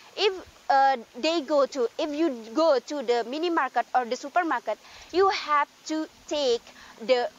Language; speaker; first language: English; non-native, learner; Indonesian